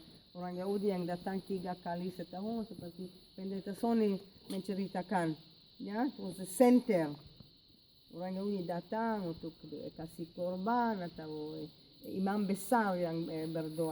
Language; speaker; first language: Indonesian; non-native, fluent; Hebrew